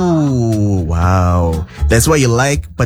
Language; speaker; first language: English; non-native, fluent; Indonesian